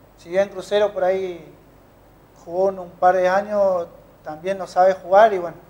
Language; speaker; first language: Spanish; native; Spanish